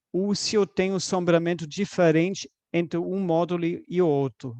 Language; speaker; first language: Portuguese; non-native, fluent; German